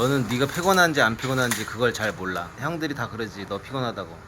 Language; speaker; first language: Korean; native; Korean